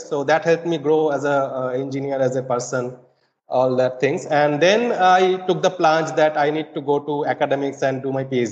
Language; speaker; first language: English; non-native, local second language; Bangla